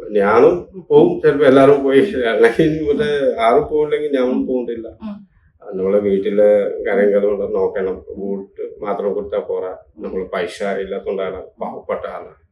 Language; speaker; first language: Malayalam; non-native, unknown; Assamese